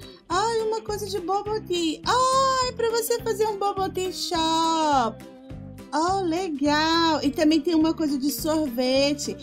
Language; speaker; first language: Portuguese; non-native, fluent; Spanish